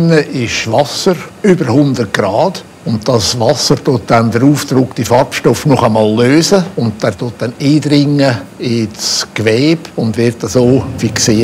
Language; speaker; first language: German; native; German